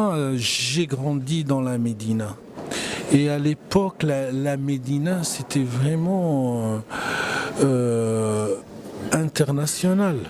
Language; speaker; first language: French; non-native, local second language; Arabic